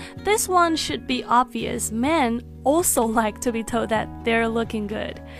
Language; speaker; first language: English; non-native, fluent; Chinese